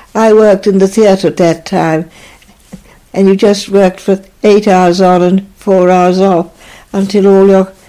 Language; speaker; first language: English; native; English